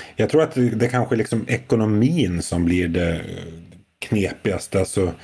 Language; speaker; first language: Swedish; native; Swedish